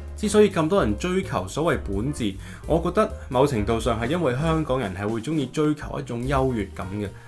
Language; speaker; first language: Cantonese; native; Cantonese